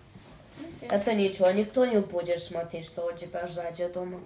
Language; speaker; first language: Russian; early bilingual, other home language; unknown